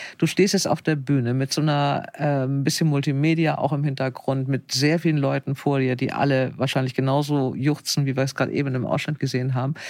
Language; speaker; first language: German; native; German